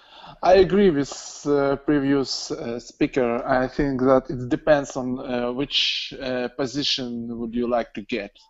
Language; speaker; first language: English; non-native, learner; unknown